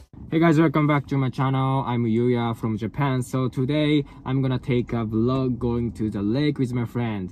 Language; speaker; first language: English; non-native, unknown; Japanese